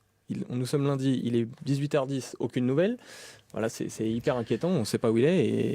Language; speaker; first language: French; native; French